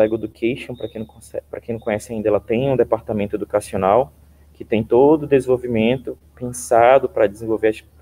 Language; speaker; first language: Portuguese; native; Portuguese